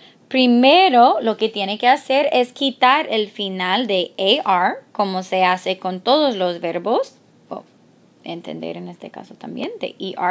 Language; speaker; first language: Spanish; non-native, fluent; English